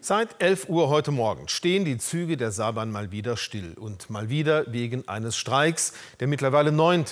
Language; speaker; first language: German; native; German